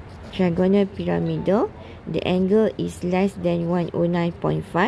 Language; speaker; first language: English; non-native, local second language; Malay